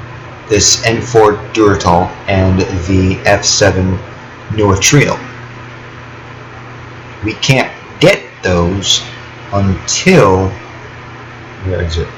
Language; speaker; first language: English; native; English